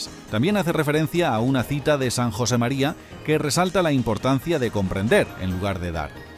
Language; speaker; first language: Spanish; native; Spanish